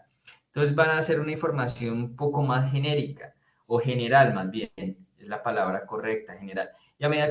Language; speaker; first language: Spanish; native; Spanish